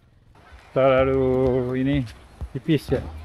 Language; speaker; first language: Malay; non-native, learner; French